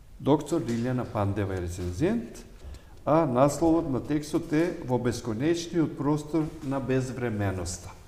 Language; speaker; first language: Macedonian; native; Macedonian